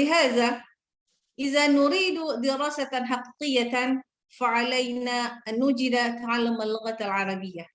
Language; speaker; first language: Arabic; non-native, fluent; Indonesian